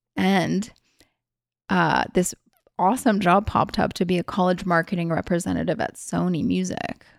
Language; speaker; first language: English; early bilingual, other home language; Hungarian